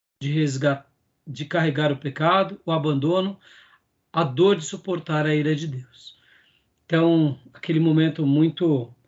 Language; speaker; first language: Portuguese; native; Portuguese